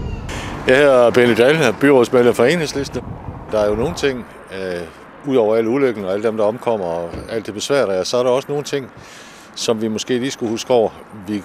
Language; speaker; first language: Danish; native; Danish